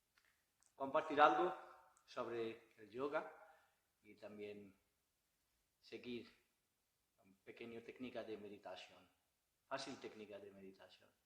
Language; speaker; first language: Spanish; non-native, learner; Bangla